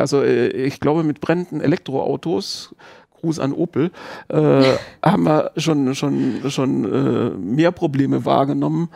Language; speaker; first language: German; native; German